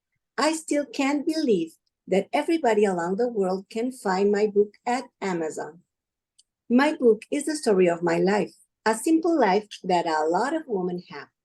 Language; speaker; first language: English; non-native, learner; Spanish